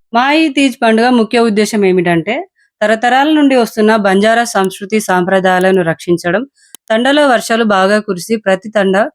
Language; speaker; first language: Telugu; non-native, local second language; Lambadi